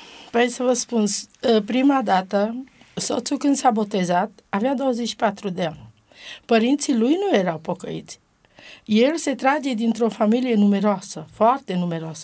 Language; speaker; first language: Romanian; non-native, local second language; Romany